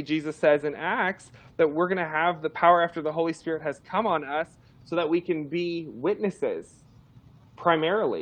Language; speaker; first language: English; native; English